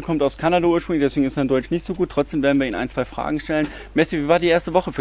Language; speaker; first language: German; native; German